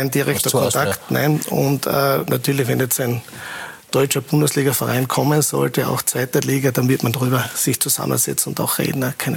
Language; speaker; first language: German; native; German